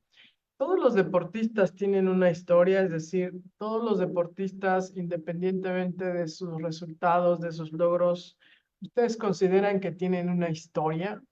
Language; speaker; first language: Spanish; native; Spanish